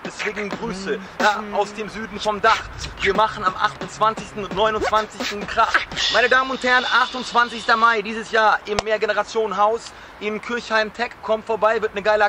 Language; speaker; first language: German; native; German